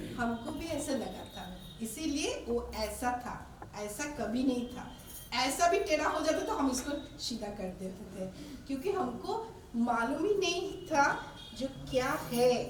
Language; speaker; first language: Hindi; non-native, local second language; Bangla